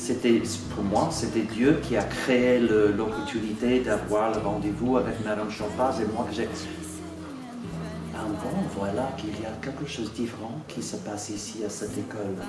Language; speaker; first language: French; non-native, fluent; English